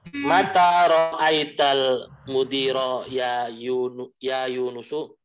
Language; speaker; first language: Arabic; non-native, learner; Indonesian